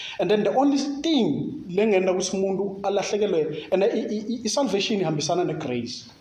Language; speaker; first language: Zulu; non-native, local second language; Swati